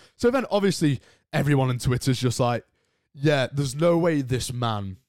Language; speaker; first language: English; native; English